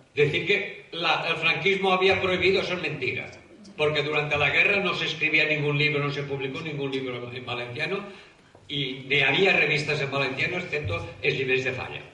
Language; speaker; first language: Spanish; non-native, local second language; Catalan